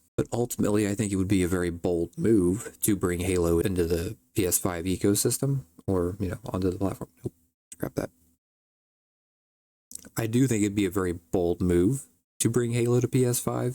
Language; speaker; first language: English; native; English